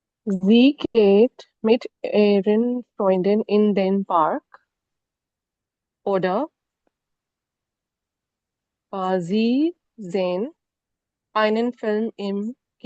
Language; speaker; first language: German; non-native, learner; Hindi